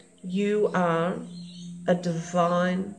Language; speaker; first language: English; native; English